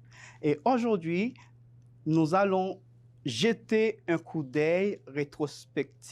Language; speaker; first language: French; non-native, fluent; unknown